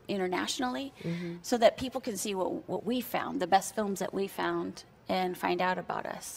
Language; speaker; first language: English; native; English